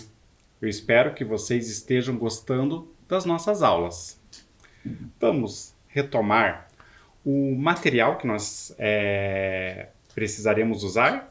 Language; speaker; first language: Portuguese; native; Portuguese